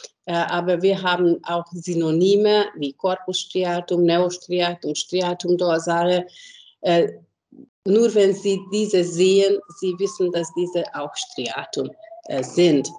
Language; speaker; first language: German; non-native, fluent; Hungarian